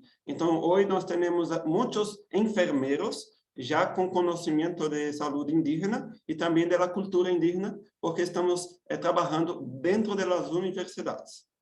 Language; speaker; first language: Spanish; non-native, fluent; Portuguese